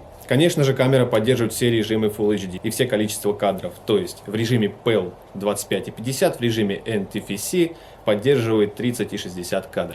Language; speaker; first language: Russian; native; Russian